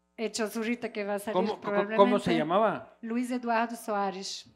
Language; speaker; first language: Spanish; non-native, fluent; French